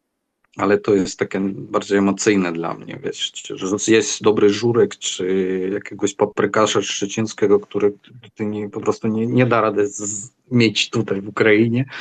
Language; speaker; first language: Polish; non-native, fluent; Ukrainian